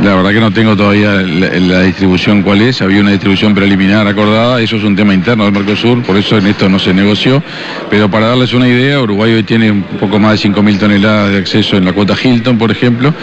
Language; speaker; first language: Spanish; native; Spanish